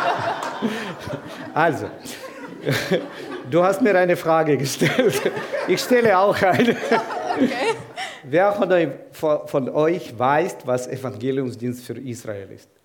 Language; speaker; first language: German; non-native, fluent; Ukrainian